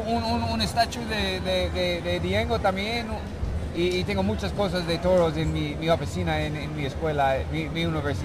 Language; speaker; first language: Spanish; non-native, learner; English